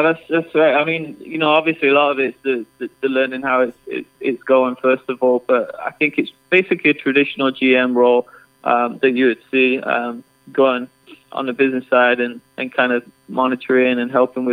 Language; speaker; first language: English; native; English